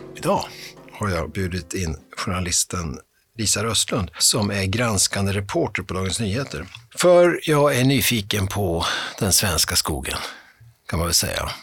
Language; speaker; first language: Swedish; native; Swedish